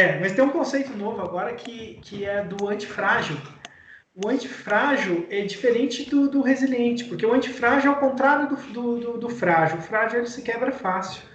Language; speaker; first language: Portuguese; native; Portuguese